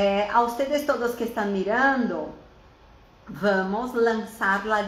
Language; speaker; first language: Spanish; non-native, fluent; Portuguese